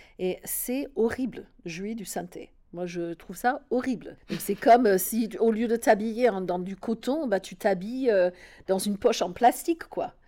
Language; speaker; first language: French; non-native, fluent; English